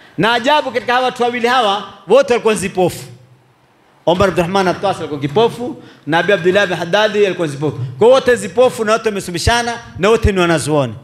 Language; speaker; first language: Swahili; native; Swahili